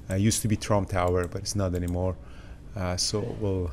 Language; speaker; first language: English; native; English